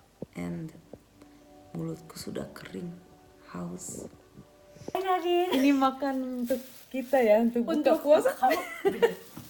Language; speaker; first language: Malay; early bilingual, heritage; Malay